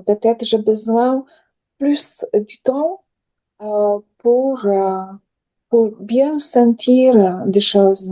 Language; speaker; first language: French; non-native, learner; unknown